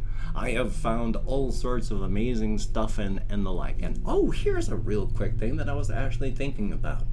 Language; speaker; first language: English; native; English